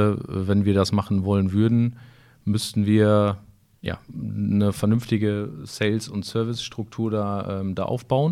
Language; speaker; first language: German; native; German